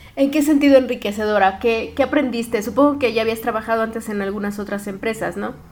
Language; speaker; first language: Spanish; native; Spanish